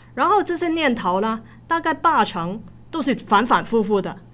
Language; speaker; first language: Chinese; non-native, local second language; Cantonese